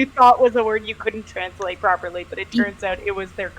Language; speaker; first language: English; native; English